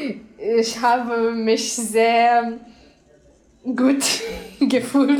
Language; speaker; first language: German; non-native, learner; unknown